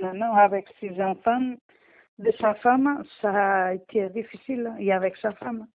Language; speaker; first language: French; non-native, learner; Portuguese